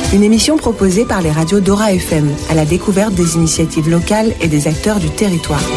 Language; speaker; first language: French; native; French